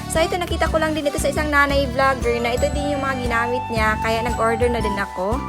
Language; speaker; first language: Filipino; non-native, local second language; Cebuano